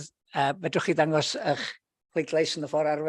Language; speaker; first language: Welsh; native; Welsh